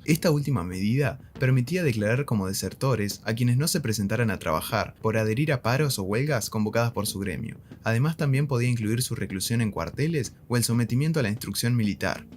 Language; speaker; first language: Spanish; native; Spanish